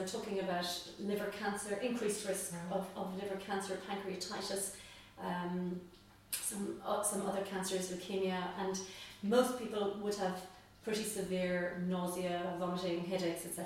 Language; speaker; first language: English; native; English